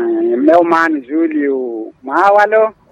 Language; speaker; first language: Portuguese; non-native, local second language; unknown